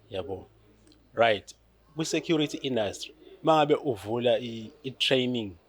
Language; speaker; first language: Zulu; native; Zulu